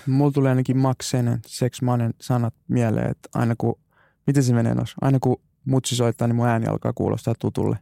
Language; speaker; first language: Finnish; native; Finnish